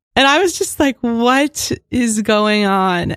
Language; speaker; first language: English; native; English